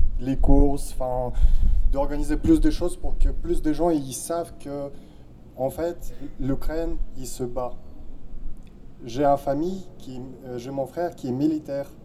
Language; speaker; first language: French; non-native, fluent; Ukrainian